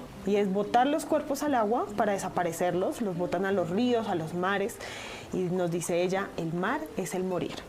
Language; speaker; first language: Spanish; native; Spanish